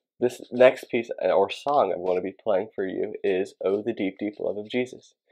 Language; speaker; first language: English; native; English